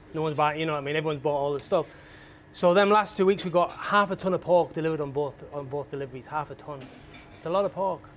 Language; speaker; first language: English; native; English